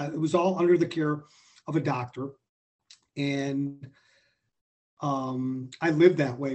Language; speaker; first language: English; native; English